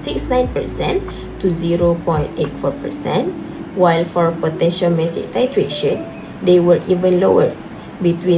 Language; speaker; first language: English; non-native, local second language; Malay